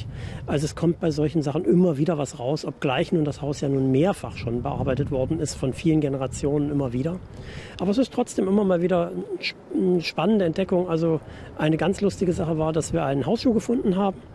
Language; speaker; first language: German; native; German